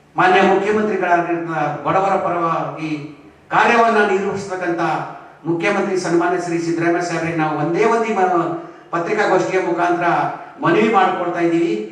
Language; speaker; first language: Kannada; non-native, local second language; Lambadi